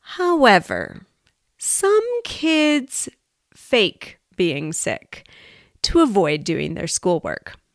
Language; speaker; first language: English; native; English